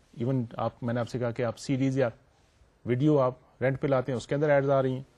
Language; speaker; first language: Urdu; native; Urdu